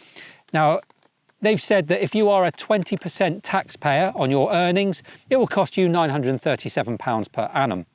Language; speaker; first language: English; native; English